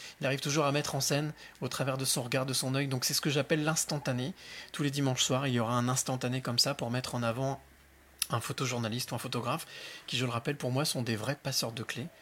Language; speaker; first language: French; native; French